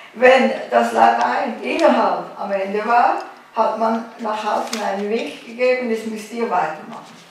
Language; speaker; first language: German; native; German